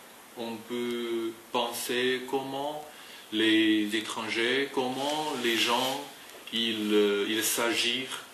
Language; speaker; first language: French; non-native, learner; Chinese